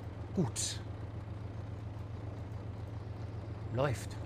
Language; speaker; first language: German; native; German